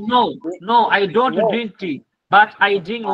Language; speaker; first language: English; non-native, fluent; Bangla